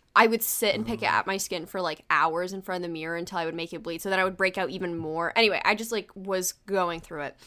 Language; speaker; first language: English; early bilingual, other home language; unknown